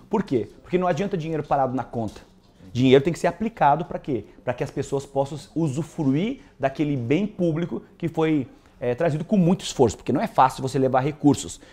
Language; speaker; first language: Portuguese; native; Portuguese